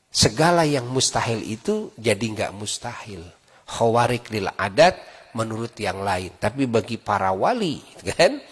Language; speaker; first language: Indonesian; non-native, local second language; Sundanese